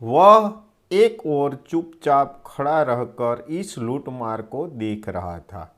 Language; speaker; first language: Hindi; non-native, local second language; Gujarati